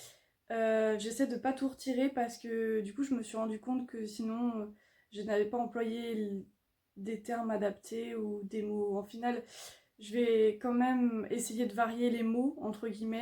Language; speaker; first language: French; native; French